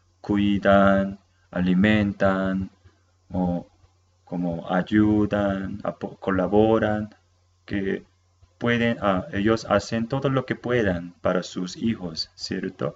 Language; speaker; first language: Spanish; non-native, fluent; Korean